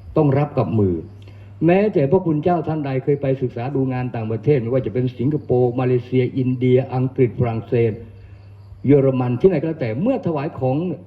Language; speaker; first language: Thai; non-native, local second language; Northern Khmer